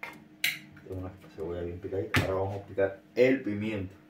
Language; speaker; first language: Spanish; native; Spanish